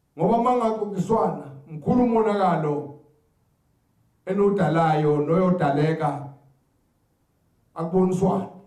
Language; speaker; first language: Zulu; native; Zulu